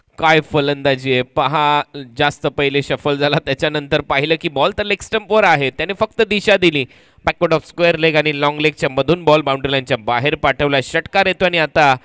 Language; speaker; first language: Marathi; native; Marathi